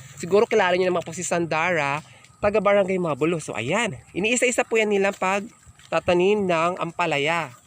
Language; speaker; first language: Filipino; native; Filipino